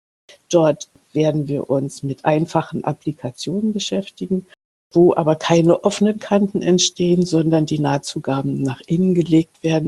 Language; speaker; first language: German; native; German